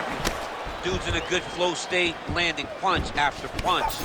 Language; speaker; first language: English; native; English